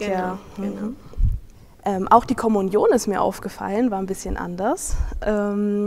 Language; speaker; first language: German; native; German